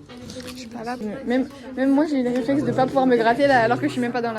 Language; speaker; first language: French; native; French